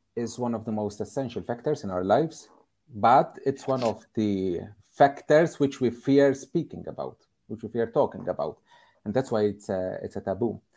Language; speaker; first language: English; non-native, fluent; Maltese